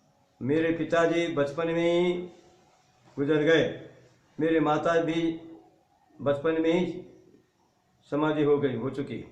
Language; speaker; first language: Hindi; non-native, local second language; Lambadi